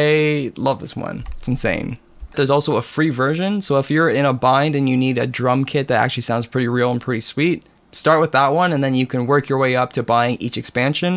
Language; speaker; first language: English; native; English